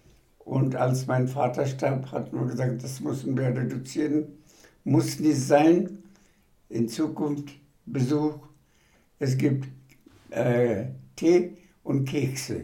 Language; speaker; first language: German; non-native, fluent; Bangla